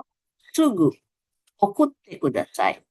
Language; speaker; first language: Japanese; non-native, fluent; Filipino